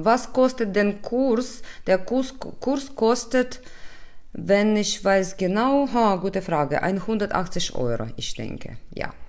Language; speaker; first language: German; non-native, learner; Russian